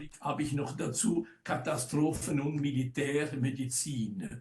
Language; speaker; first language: German; non-native, local second language; Italian